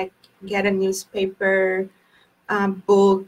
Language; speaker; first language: English; non-native, learner; Portuguese